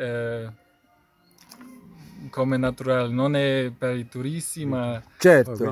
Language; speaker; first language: Italian; non-native, learner; German